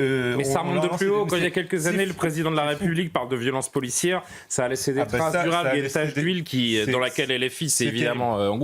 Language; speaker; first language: French; native; French